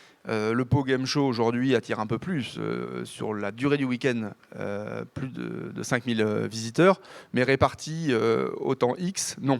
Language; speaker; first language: French; native; French